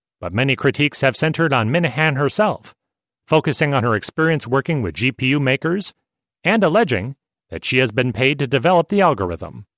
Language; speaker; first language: English; native; English